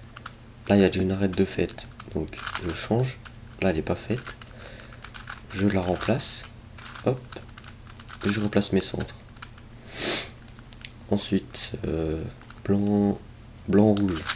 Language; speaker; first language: French; native; French